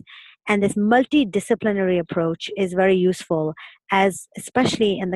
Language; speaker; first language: English; non-native, local second language; Urdu